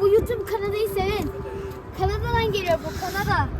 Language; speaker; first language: Turkish; early bilingual, heritage; Turkish